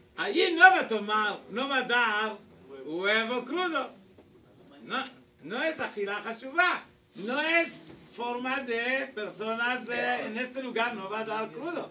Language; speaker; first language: Spanish; non-native, learner; Hebrew